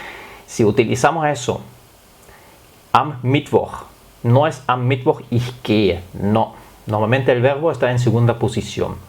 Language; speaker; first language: Spanish; non-native, fluent; German